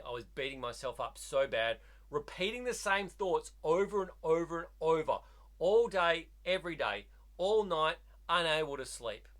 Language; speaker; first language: English; native; English